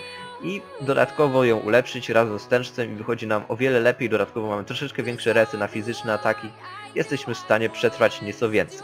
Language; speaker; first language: Polish; native; Polish